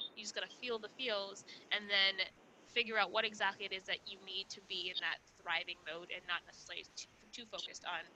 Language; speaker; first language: English; non-native, local second language; Kinyarwanda